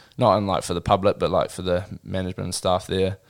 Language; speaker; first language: English; native; English